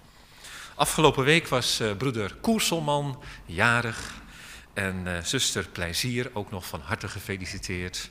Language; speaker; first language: Dutch; native; Dutch